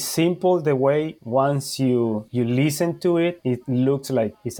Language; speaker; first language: English; non-native, fluent; Spanish